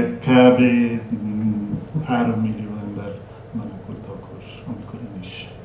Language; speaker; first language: Hungarian; non-native, learner; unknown